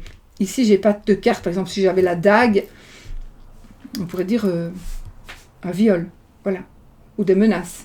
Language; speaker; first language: French; native; French